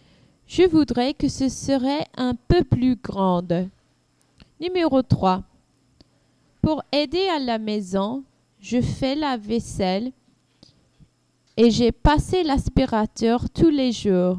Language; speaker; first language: French; non-native, learner; English